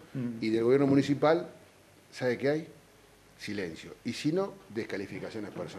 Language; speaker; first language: Spanish; native; Spanish